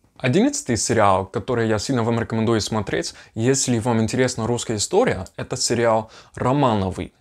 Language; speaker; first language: Russian; non-native, fluent; Dutch